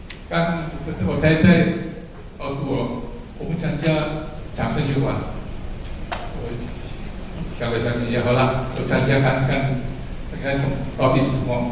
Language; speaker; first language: Chinese; early bilingual, heritage; Chinese